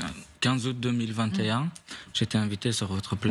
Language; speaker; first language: French; non-native, fluent; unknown